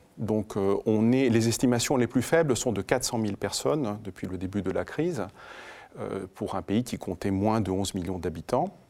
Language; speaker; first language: French; non-native, fluent; Greek